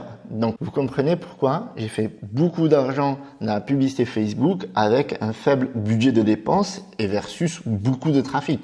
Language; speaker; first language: French; native; French